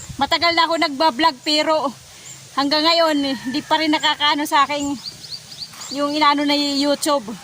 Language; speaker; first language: Filipino; non-native, local second language; Waray